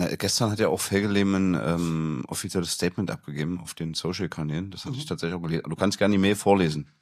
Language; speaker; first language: German; native; German